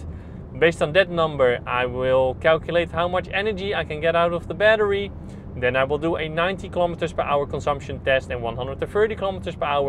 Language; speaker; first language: English; non-native, fluent; Dutch